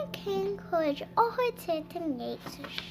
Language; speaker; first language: Hungarian; early bilingual, heritage; Hungarian